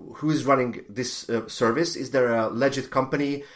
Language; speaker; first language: English; non-native, fluent; Hungarian